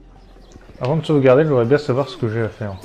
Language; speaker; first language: French; native; French